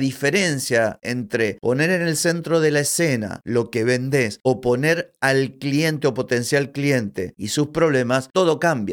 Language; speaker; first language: Spanish; native; Spanish